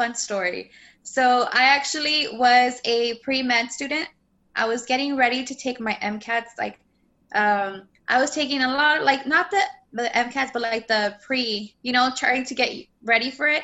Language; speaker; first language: English; native; English